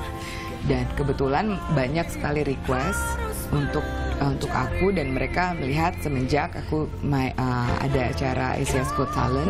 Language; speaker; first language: Indonesian; native; Indonesian